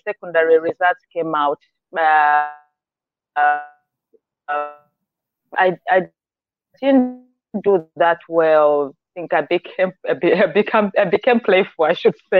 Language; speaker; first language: English; non-native, local second language; Nyanja